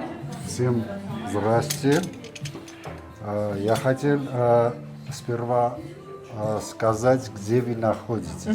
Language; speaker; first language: Russian; non-native, local second language; Armenian